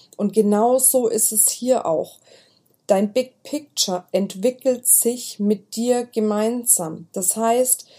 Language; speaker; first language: German; native; German